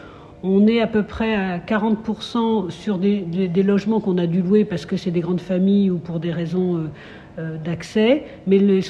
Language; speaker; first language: French; native; French